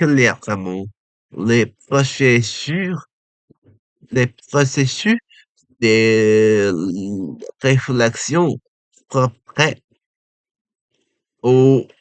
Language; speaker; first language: French; non-native, learner; Japanese